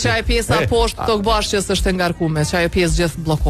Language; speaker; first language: Albanian; native; Albanian